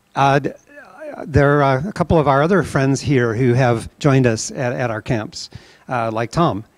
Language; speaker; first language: English; native; English